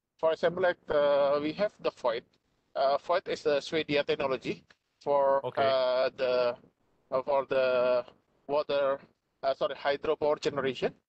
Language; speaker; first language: English; non-native, fluent; Indonesian